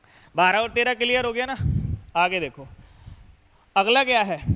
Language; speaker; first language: Hindi; native; Hindi